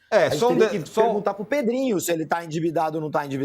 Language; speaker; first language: Portuguese; native; Portuguese